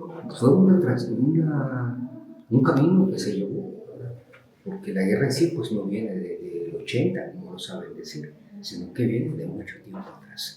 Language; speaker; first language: Spanish; native; Spanish